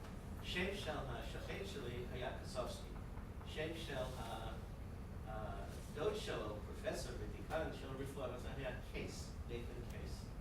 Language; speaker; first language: Hebrew; non-native, fluent; English